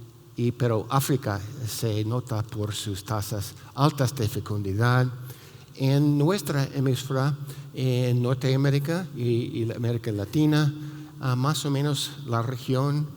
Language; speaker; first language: Spanish; non-native, fluent; English